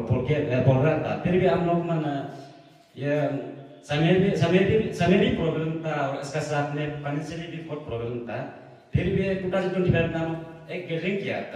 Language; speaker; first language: Hindi; non-native, local second language; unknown